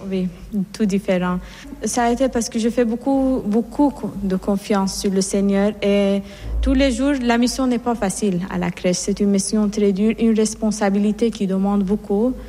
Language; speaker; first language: French; non-native, fluent; Persian